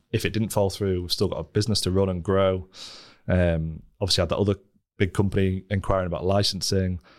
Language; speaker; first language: English; native; English